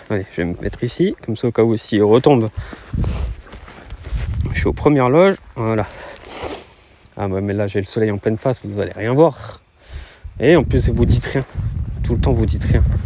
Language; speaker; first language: French; native; French